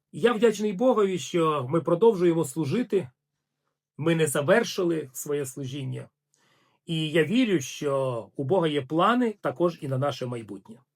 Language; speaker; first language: Ukrainian; non-native, local second language; Russian